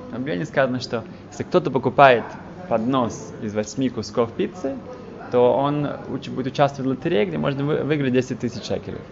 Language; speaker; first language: Russian; early bilingual, heritage; Russian